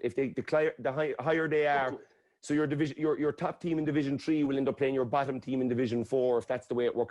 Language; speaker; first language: English; native; English